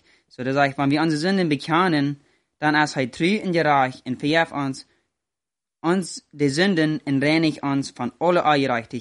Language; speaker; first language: German; non-native, learner; Plautdietsch